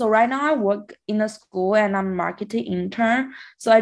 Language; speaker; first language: English; non-native, fluent; Chinese